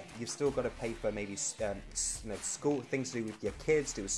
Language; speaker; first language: English; native; English